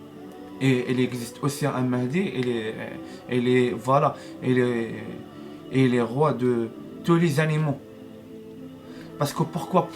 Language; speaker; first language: French; non-native, learner; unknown